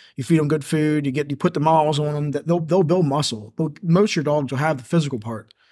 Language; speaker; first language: English; native; English